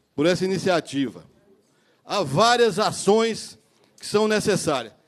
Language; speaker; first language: Portuguese; native; Portuguese